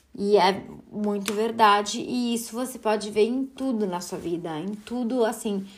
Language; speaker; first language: Portuguese; early bilingual, heritage; Portuguese